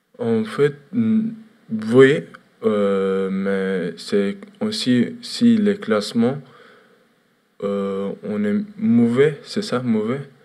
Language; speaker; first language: French; non-native, learner; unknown